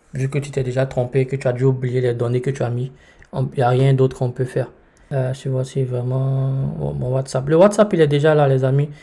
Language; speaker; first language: French; native; French